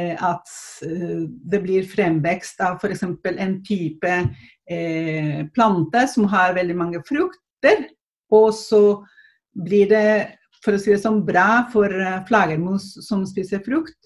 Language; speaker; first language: Norwegian; non-native, fluent; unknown